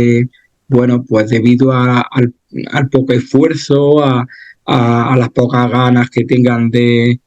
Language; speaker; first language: Spanish; native; Spanish